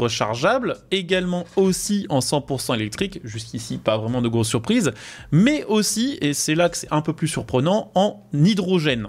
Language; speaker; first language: French; native; French